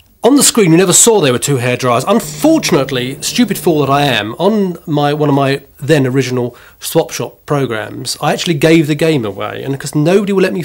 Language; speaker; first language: English; native; English